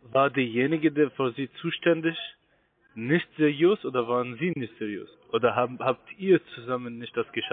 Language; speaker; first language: German; non-native, fluent; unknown